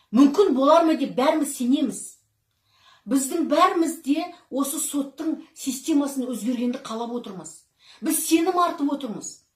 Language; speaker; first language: Kazakh; native; Kazakh